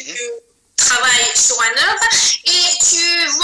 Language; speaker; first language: French; non-native, fluent; Azerbaijani